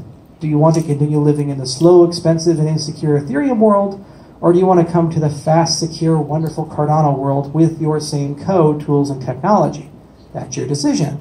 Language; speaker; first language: English; native; English